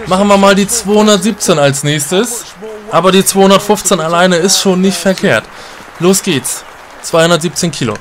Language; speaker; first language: German; native; German